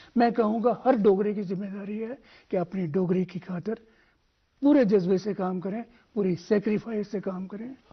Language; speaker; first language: Hindi; non-native, local second language; Dogri